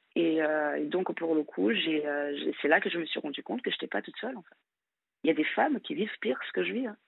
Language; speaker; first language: French; non-native, fluent; Portuguese